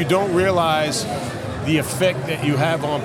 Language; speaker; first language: English; native; English